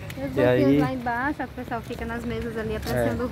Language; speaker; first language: Portuguese; native; Portuguese